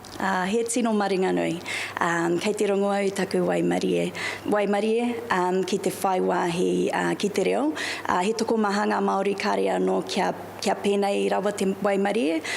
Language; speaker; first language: Māori; non-native, local second language; English